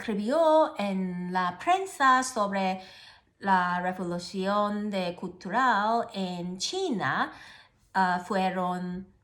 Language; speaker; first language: Spanish; non-native, learner; Cantonese